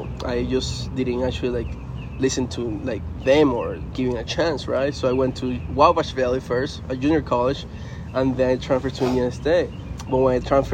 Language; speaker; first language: English; non-native, fluent; Spanish